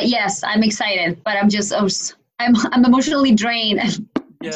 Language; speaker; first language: English; non-native, fluent; Spanish